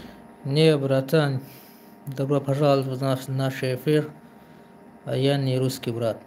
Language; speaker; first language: Russian; non-native, learner; Tajik